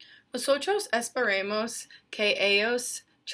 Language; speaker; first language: Spanish; non-native, learner; English